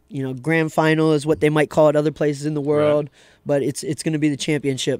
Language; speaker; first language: English; native; English